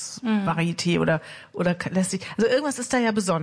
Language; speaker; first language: German; native; German